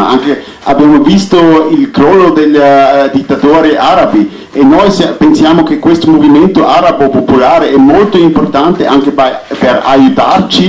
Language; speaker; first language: Italian; non-native, fluent; Arabic